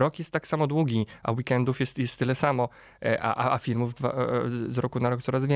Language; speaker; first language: Polish; native; Polish